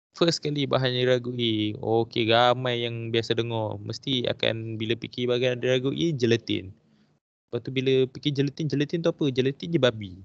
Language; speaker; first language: Malay; native; Malay